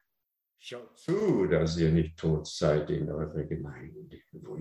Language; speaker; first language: German; non-native, learner; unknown